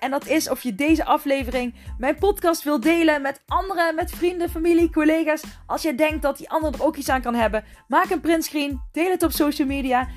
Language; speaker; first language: Dutch; native; Dutch